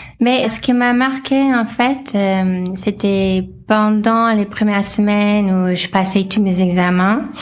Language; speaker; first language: French; non-native, fluent; English